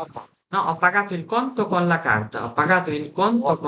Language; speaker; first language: Italian; non-native, fluent; Bangla